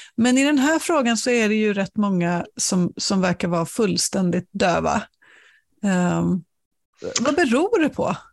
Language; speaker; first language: Swedish; native; Swedish